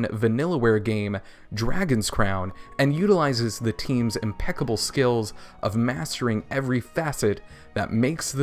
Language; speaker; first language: English; native; English